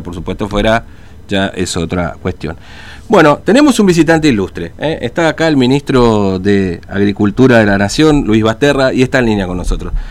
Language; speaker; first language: Spanish; native; Spanish